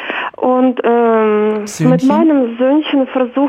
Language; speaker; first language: German; non-native, fluent; Russian